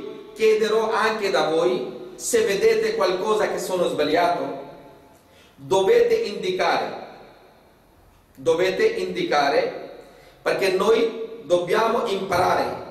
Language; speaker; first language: Italian; non-native, fluent; Urdu